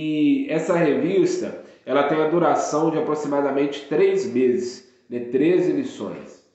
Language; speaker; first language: Portuguese; native; Portuguese